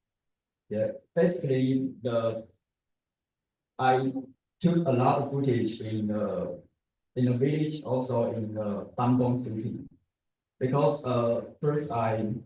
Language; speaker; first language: English; non-native, learner; Chinese